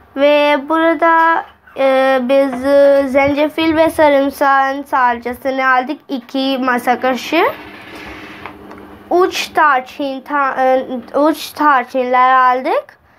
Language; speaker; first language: Turkish; non-native, fluent; Urdu